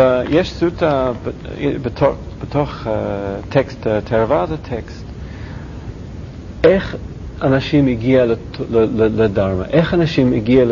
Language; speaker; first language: Hebrew; non-native, learner; English